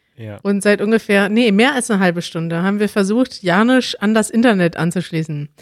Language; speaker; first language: German; native; German